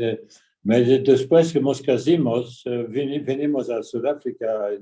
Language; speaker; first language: Spanish; early bilingual, heritage; Ladino